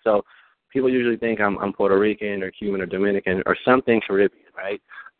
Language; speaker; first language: English; early bilingual, other home language; Spanish